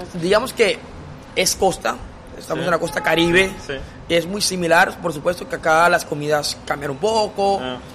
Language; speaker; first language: Spanish; native; Spanish